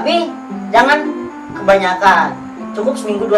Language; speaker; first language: Indonesian; non-native, local second language; Javanese